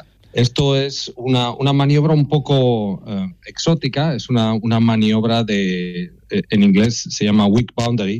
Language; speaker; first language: Spanish; native; Spanish